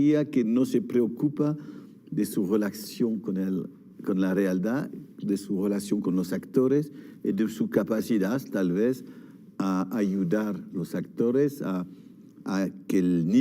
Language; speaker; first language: Spanish; non-native, fluent; French